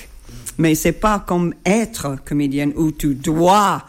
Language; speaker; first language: French; non-native, learner; English